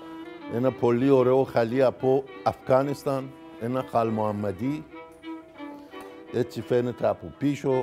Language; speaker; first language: Greek; non-native, fluent; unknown